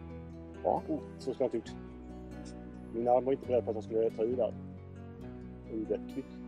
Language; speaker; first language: Swedish; native; Swedish